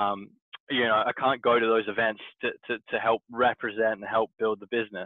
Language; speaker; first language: English; native; English